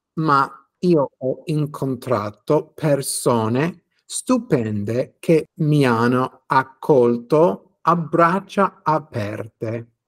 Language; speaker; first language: Italian; non-native, fluent; English